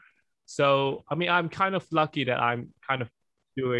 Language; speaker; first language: English; non-native, local second language; Cantonese